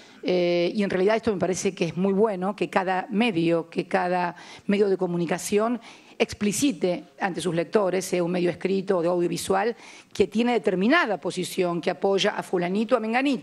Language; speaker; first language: Spanish; native; Spanish